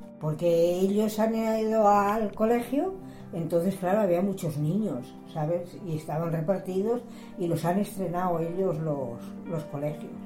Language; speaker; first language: Spanish; native; Spanish